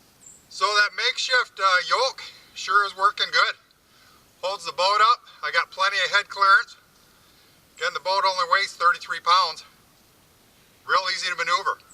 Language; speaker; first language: English; native; English